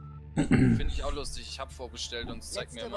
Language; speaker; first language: German; native; German